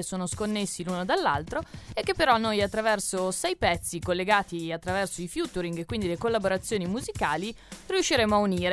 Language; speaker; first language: Italian; native; Italian